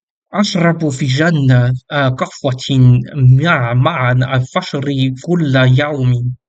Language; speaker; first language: Arabic; non-native, learner; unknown